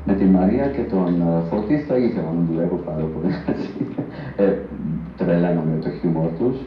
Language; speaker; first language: Greek; non-native, fluent; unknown